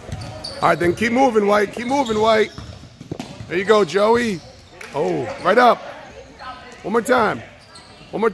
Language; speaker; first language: English; native; English